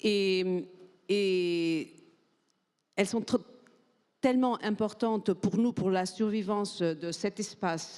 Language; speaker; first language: French; non-native, fluent; Portuguese